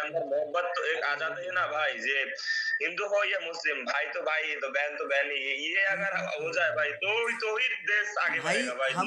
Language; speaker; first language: Hindi; non-native, learner; Bangla